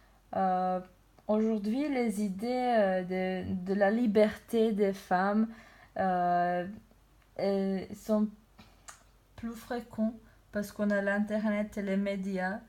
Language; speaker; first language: French; non-native, learner; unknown